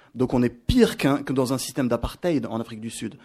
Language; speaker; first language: French; non-native, local second language; Arabic